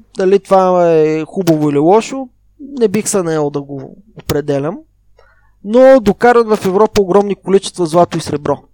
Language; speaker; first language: Bulgarian; native; Bulgarian